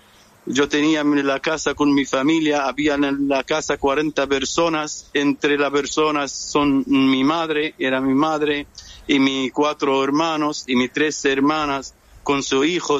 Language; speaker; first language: Spanish; non-native, fluent; Arabic